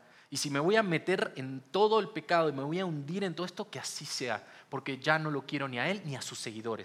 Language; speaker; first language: Spanish; native; Spanish